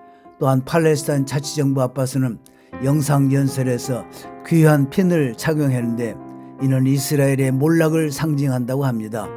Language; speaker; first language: Korean; native; Korean